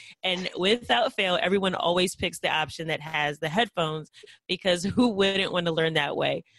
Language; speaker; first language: English; native; English